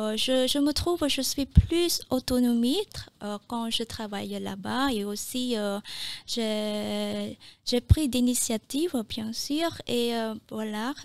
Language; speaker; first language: French; non-native, fluent; Khmer